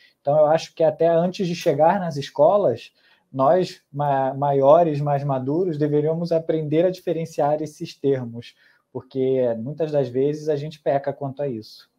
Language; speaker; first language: Portuguese; native; Portuguese